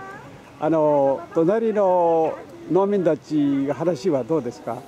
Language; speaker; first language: Japanese; non-native, learner; Korean